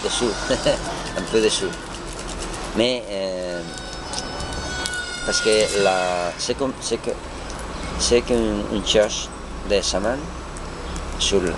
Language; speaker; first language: French; non-native, learner; Spanish